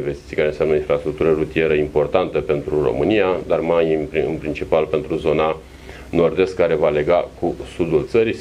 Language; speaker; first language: Romanian; native; Romanian